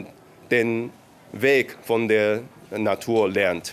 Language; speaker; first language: German; non-native, fluent; Chinese